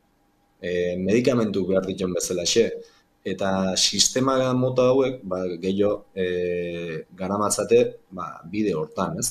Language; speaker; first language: Basque; native; Basque